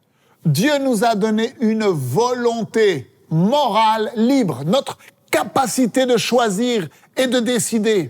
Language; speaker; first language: French; native; French